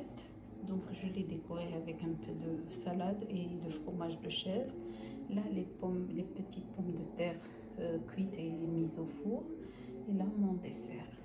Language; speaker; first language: French; non-native, local second language; Arabic